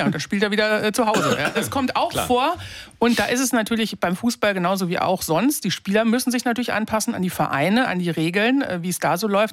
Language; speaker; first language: German; native; German